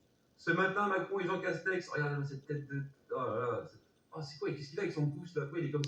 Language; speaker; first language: French; native; French